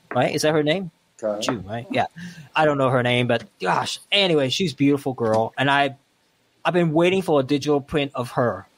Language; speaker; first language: English; non-native, local second language; Cantonese